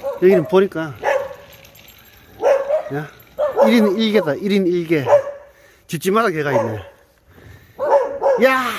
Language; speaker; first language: Korean; native; Korean